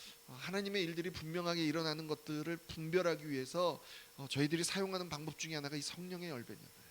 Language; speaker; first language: Korean; native; Korean